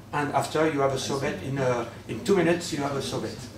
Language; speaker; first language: English; non-native, learner; French